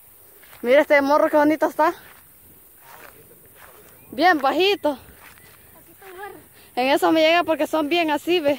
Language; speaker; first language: Spanish; native; Spanish